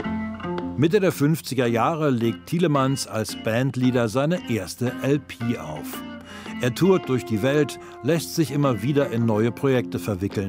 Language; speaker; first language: German; native; German